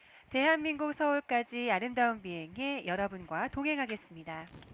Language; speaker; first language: Korean; native; Korean